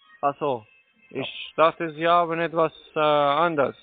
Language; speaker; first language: German; non-native, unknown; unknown